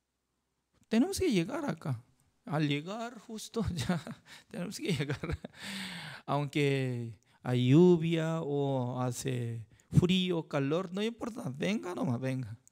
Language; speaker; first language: Spanish; non-native, fluent; Korean